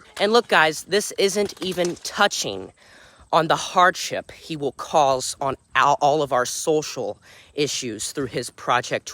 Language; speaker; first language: English; native; English